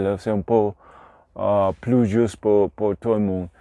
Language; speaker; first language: French; non-native, learner; Spanish